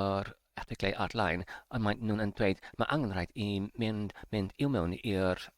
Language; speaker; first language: Welsh; non-native, learner; English